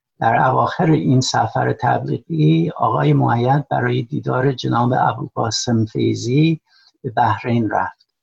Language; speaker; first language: Persian; non-native, fluent; English